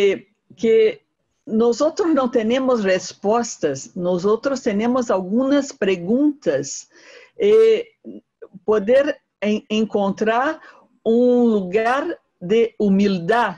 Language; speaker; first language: Spanish; non-native, fluent; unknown